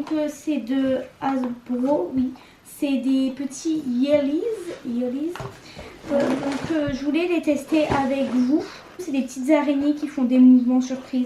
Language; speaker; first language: French; native; French